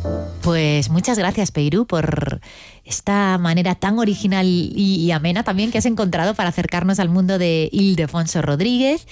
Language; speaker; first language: Spanish; native; Spanish